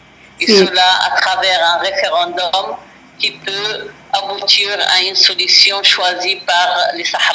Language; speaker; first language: French; non-native, local second language; Arabic